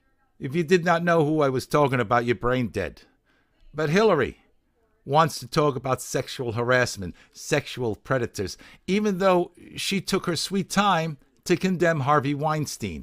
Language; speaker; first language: English; native; English